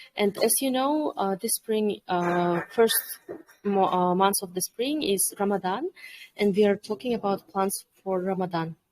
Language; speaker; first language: English; non-native, fluent; Kyrgyz